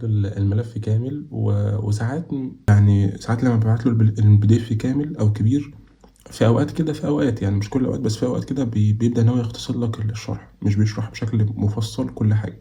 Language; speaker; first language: Arabic; native; Arabic